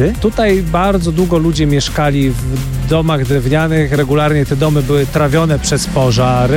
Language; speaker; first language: Polish; native; Polish